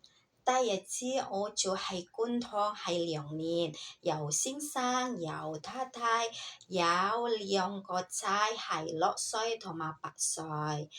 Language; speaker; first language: Cantonese; non-native, learner; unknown